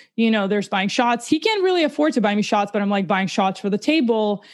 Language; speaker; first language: English; early bilingual, other home language; Russian